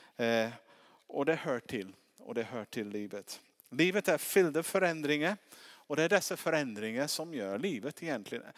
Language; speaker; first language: Swedish; non-native, fluent; English